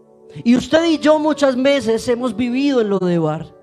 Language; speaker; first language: Spanish; native; Spanish